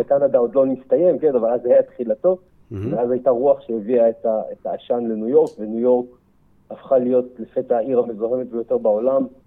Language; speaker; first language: Hebrew; native; Hebrew